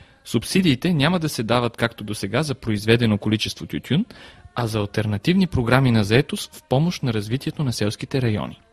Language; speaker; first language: Bulgarian; native; Bulgarian